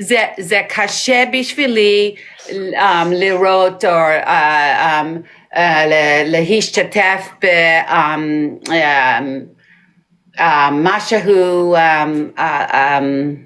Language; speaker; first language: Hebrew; non-native, learner; English